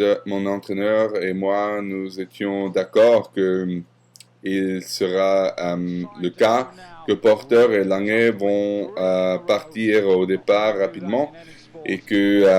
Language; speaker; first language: French; non-native, fluent; German